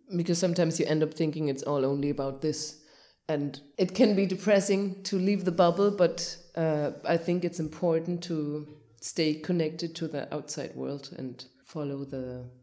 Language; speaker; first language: English; non-native, fluent; German